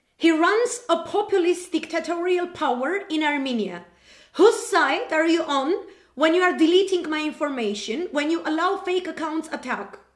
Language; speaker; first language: English; non-native, fluent; Armenian